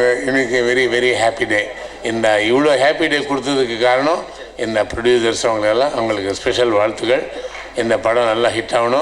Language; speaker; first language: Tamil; non-native, learner; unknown